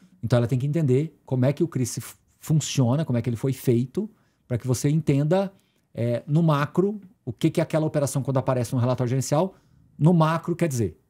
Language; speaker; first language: Portuguese; native; Portuguese